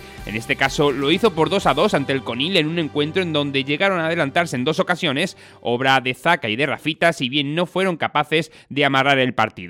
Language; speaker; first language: Spanish; native; Spanish